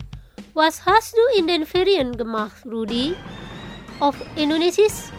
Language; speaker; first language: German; non-native, learner; Indonesian